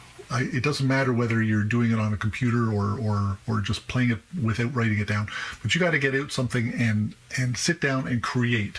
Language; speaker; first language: English; native; English